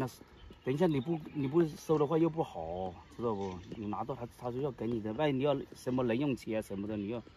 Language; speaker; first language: Chinese; non-native, local second language; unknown